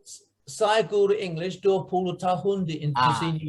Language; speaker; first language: Indonesian; non-native, learner; English